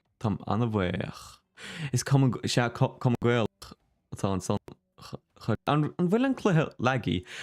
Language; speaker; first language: Irish; native; Irish